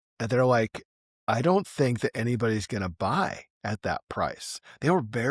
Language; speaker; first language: English; native; English